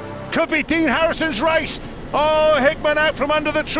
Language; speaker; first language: English; native; English